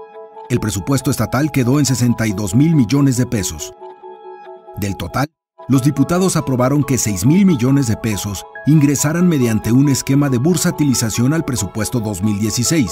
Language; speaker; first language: Spanish; native; Spanish